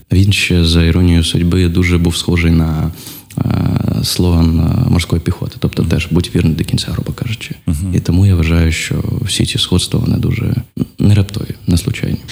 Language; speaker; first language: Ukrainian; non-native, local second language; Russian